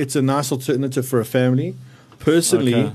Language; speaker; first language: English; native; English